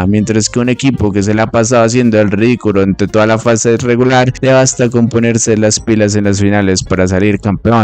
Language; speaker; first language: Spanish; native; Spanish